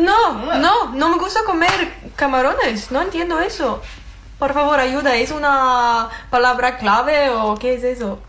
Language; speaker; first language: Spanish; non-native, learner; Swedish